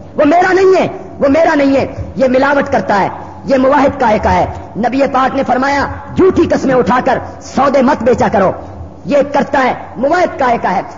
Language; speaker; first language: Urdu; non-native, local second language; Punjabi